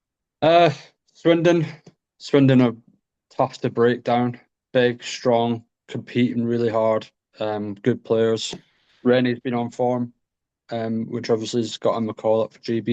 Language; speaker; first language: English; native; English